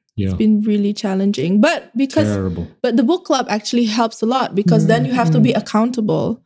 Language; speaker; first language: English; early bilingual, other home language; Indonesian